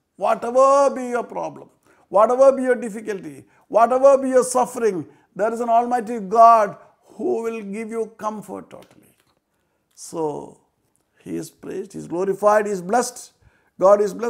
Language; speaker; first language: English; non-native, local second language; Malayalam